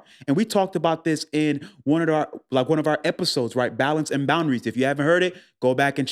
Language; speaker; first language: English; native; English